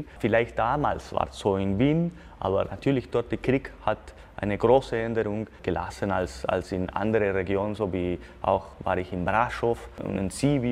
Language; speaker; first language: German; non-native, fluent; Spanish